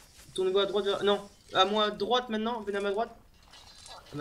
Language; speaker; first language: French; native; French